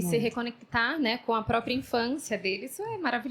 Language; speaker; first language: Portuguese; native; Portuguese